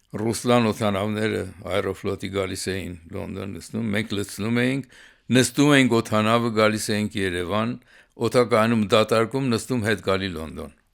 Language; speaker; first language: Armenian; early bilingual, heritage; Armenian